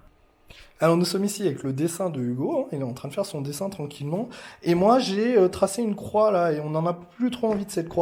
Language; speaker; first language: French; native; French